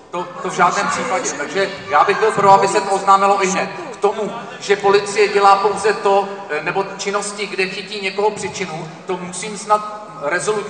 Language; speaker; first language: Czech; native; Czech